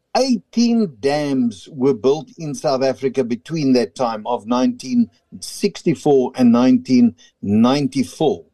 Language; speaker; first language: English; non-native, local second language; Afrikaans